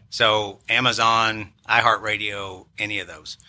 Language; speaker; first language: English; native; English